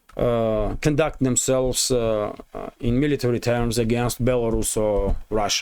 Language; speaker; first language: English; non-native, fluent; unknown